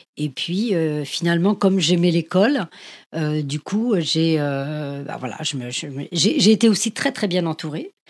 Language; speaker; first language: French; early bilingual, other home language; Portuguese